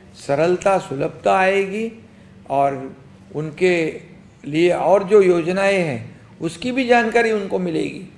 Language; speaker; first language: Hindi; non-native, local second language; Marathi